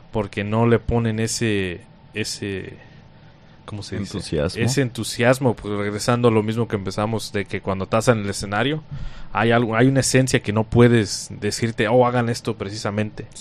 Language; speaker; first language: Spanish; native; Spanish